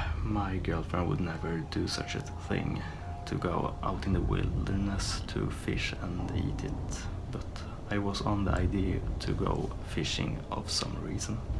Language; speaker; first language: English; non-native, fluent; Swedish